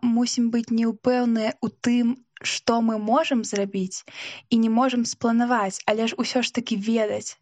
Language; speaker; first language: Belarusian; non-native, local second language; Russian